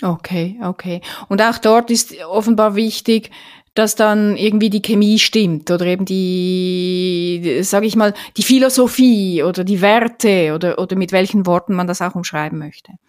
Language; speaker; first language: German; native; German